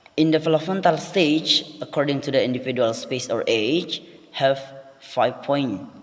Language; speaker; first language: English; non-native, learner; Indonesian